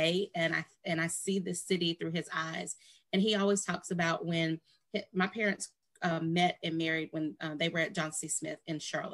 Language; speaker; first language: English; native; English